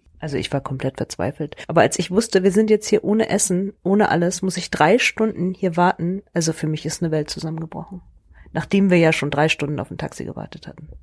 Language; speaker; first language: German; native; German